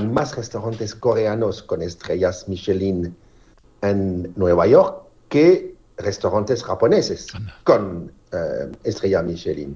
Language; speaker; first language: Spanish; non-native, fluent; French